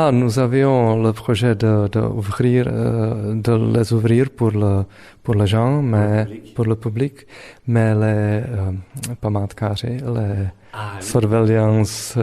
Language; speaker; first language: French; non-native, fluent; Czech